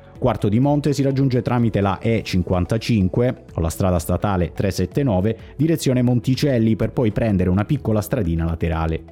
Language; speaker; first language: Italian; native; Italian